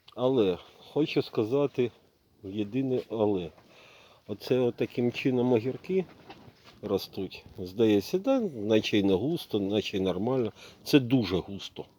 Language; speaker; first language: Ukrainian; native; Ukrainian